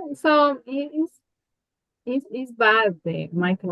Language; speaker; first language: English; non-native, learner; Spanish